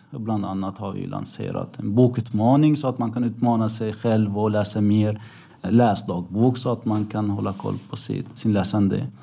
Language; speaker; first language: Swedish; early bilingual, other home language; Arabic